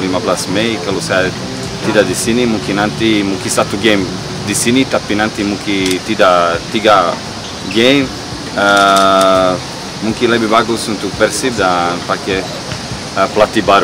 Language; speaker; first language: Indonesian; non-native, learner; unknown